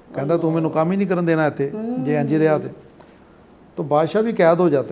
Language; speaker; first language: Urdu; non-native, local second language; Punjabi